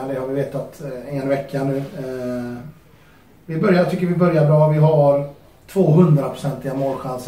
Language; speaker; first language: Swedish; non-native, fluent; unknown